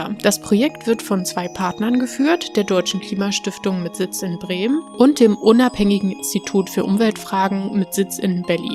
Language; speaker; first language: German; native; German